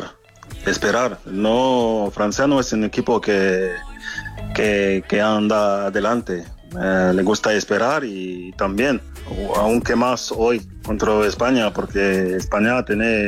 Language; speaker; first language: Spanish; non-native, fluent; French